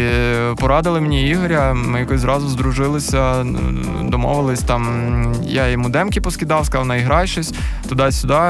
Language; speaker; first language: Ukrainian; native; Ukrainian